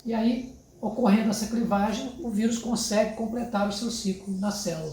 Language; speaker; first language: Portuguese; native; Portuguese